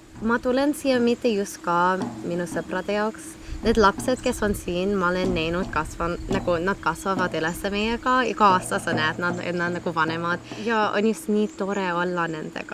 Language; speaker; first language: Estonian; early bilingual, heritage; Estonian